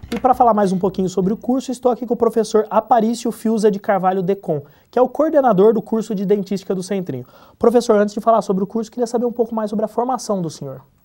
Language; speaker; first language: Portuguese; native; Portuguese